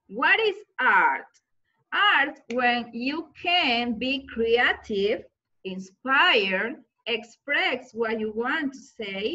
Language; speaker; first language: English; non-native, learner; Spanish